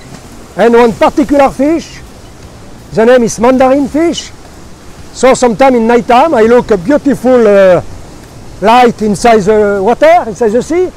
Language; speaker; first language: English; non-native, learner; French